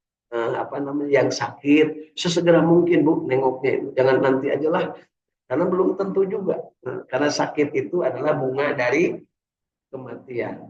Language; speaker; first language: Indonesian; native; Indonesian